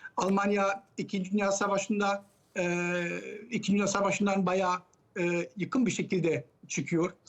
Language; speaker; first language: Turkish; early bilingual, heritage; Turkish